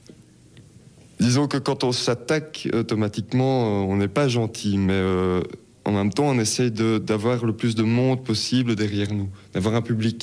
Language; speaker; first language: French; native; French